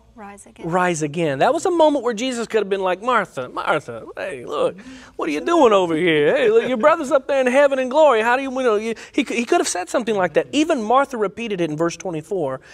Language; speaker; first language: English; native; English